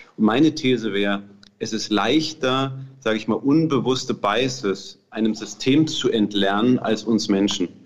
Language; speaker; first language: German; native; German